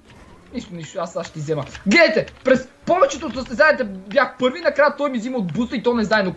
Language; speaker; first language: Bulgarian; native; Bulgarian